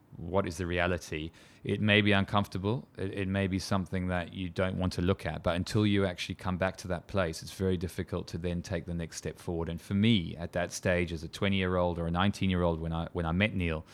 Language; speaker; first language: English; native; English